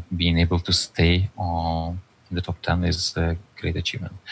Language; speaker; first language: English; non-native, fluent; Russian